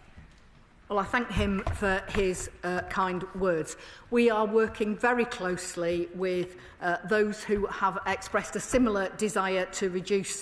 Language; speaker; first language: English; native; English